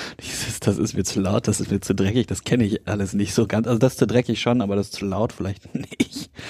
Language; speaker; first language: German; native; German